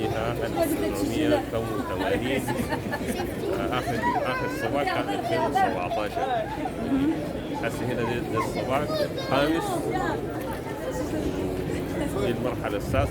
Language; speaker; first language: Arabic; native; Arabic